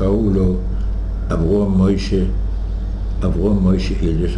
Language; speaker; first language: Hebrew; non-native, fluent; German